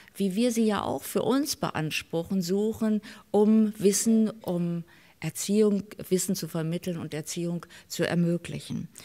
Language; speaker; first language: German; native; German